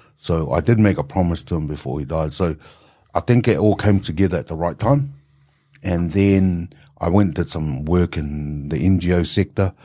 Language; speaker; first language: English; native; English